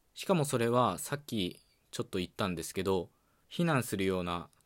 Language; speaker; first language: Japanese; native; Japanese